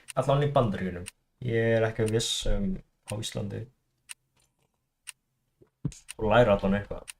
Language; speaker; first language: Icelandic; non-native, learner; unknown